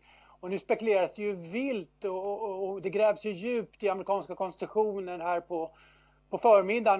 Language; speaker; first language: Swedish; native; Swedish